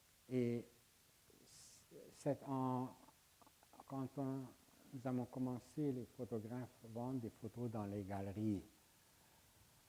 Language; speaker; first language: French; non-native, fluent; Hungarian